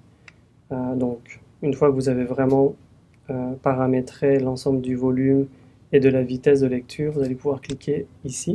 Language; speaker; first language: French; native; French